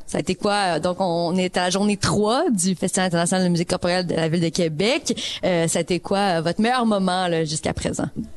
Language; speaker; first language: French; native; French